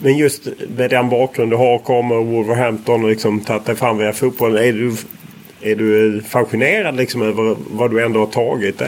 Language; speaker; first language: Swedish; native; Swedish